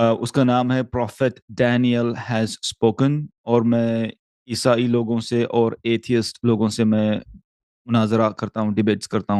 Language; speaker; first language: Hindi; early bilingual, heritage; Urdu